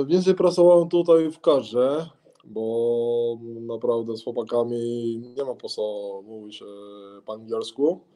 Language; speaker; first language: Polish; non-native, learner; Spanish